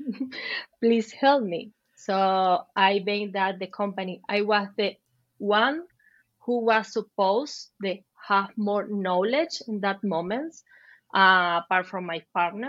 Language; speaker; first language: English; non-native, learner; Spanish